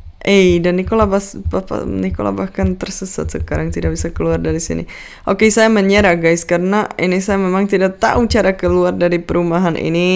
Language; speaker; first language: Indonesian; non-native, fluent; Czech